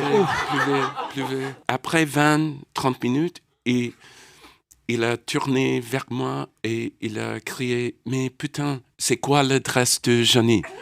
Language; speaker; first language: French; non-native, learner; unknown